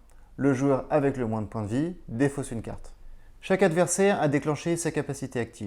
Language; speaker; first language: French; native; French